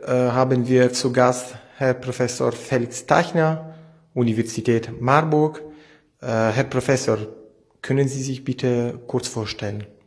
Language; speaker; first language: German; non-native, fluent; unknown